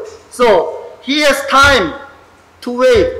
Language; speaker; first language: English; non-native, learner; Korean